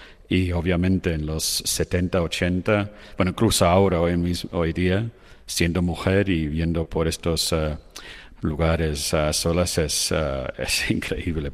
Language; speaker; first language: Spanish; non-native, fluent; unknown